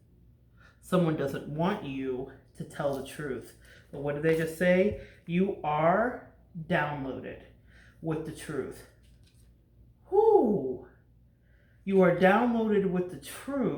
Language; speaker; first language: English; native; English